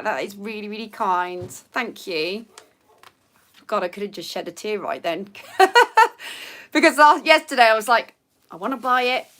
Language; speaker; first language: English; native; English